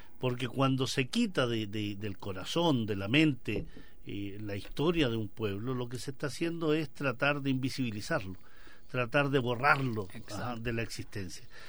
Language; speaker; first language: Spanish; native; Spanish